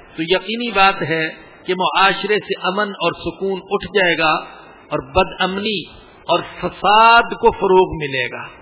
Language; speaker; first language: Urdu; non-native, local second language; Punjabi